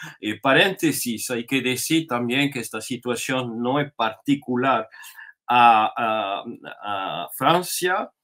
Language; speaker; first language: Spanish; non-native, fluent; French